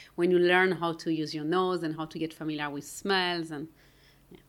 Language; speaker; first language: English; non-native, fluent; French